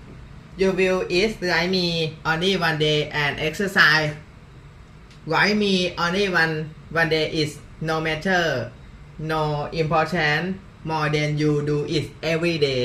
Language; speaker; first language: English; non-native, learner; Thai